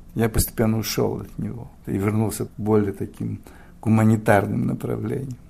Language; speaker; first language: Russian; non-native, fluent; Greek